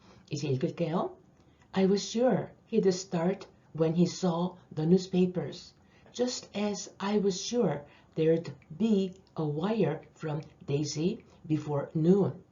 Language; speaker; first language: English; non-native, fluent; Korean